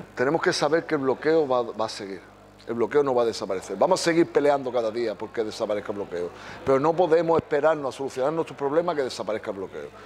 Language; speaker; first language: Spanish; native; Spanish